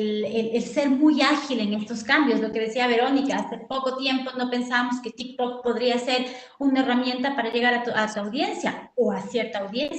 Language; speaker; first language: Spanish; native; Spanish